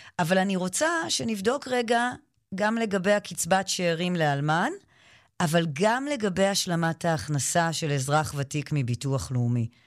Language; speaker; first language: Hebrew; native; Hebrew